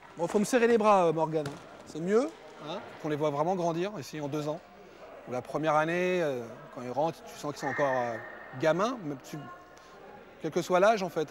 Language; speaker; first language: French; native; French